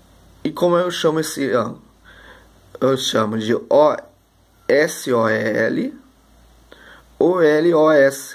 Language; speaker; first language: Portuguese; native; Portuguese